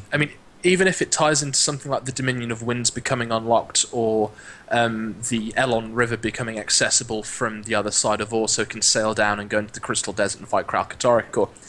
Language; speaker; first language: English; native; English